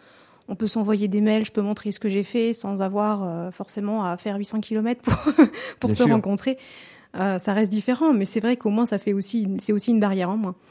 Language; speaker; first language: French; native; French